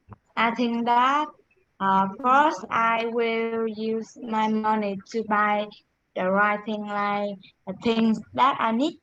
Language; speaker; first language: English; non-native, learner; Vietnamese